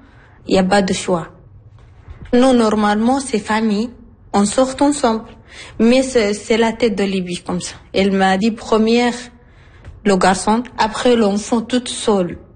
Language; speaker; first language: French; non-native, learner; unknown